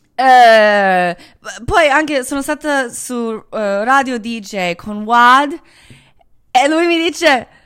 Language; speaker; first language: Italian; non-native, fluent; Croatian